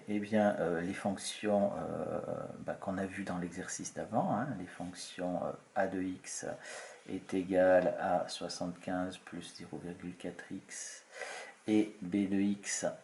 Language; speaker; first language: French; native; French